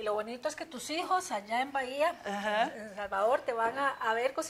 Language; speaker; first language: Spanish; native; Spanish